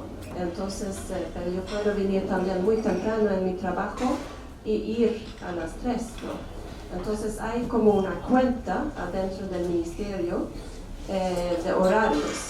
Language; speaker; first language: Spanish; non-native, fluent; Swedish